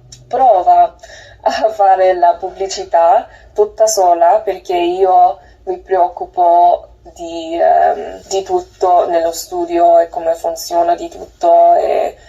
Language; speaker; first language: Italian; non-native, learner; English